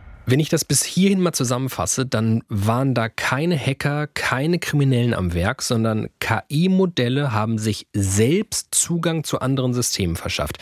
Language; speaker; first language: German; native; German